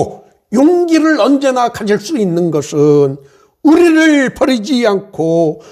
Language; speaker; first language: Korean; native; Korean